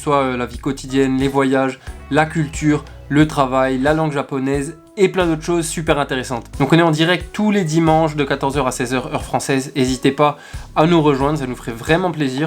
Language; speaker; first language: French; native; French